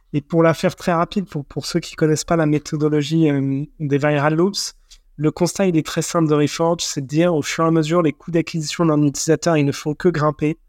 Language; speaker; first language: French; native; French